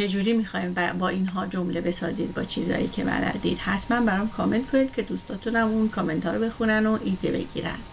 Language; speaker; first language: Persian; native; Persian